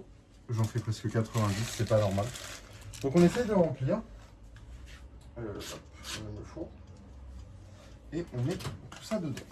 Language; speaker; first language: French; native; French